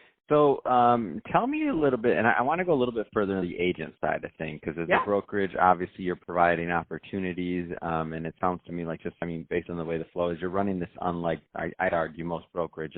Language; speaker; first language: English; native; English